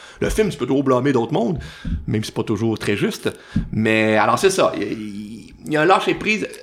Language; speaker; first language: French; native; French